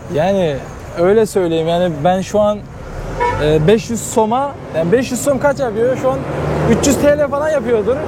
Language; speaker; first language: Turkish; non-native, fluent; Kyrgyz